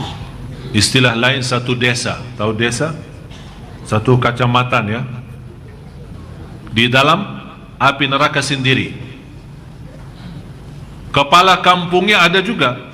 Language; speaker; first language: Indonesian; non-native, fluent; Arabic